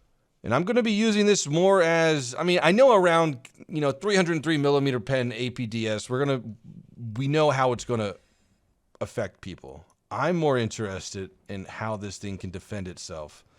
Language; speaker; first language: English; native; English